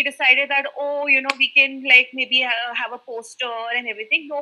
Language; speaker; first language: English; non-native, local second language; Hindi